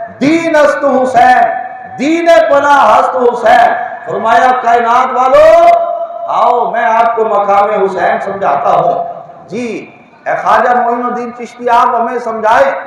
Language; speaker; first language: Urdu; non-native, local second language; Punjabi